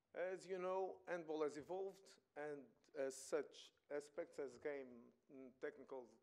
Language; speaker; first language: English; non-native, fluent; Portuguese